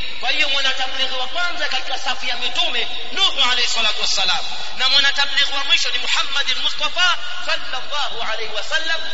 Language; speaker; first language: Swahili; native; Swahili